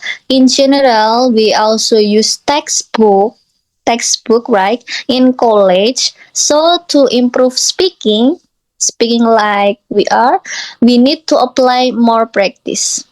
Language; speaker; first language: English; non-native, learner; Indonesian